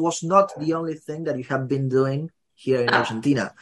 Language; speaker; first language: English; non-native, fluent; Spanish